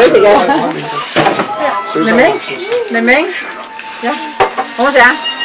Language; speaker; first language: Cantonese; native; Cantonese